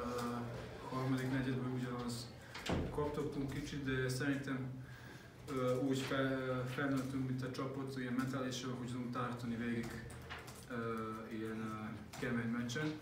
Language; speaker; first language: Hungarian; non-native, learner; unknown